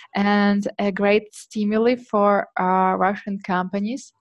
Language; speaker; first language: English; non-native, fluent; Russian